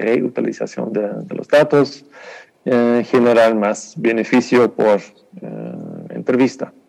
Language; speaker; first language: Spanish; non-native, fluent; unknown